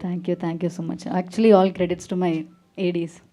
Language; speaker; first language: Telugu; non-native, learner; Malayalam